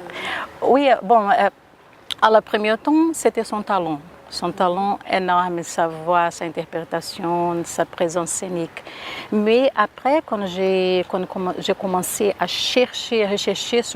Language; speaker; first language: French; non-native, local second language; Portuguese